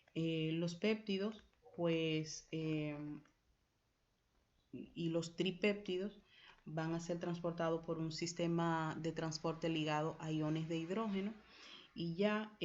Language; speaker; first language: Spanish; native; Spanish